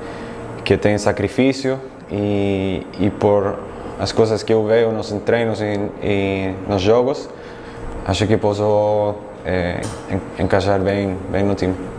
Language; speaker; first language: Portuguese; non-native, fluent; Spanish